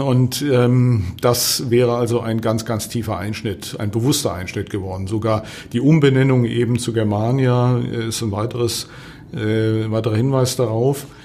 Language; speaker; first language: German; native; German